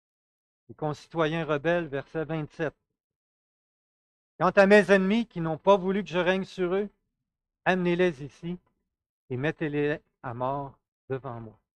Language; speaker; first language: French; native; French